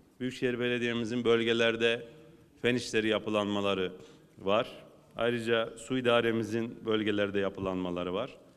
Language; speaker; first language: Turkish; native; Turkish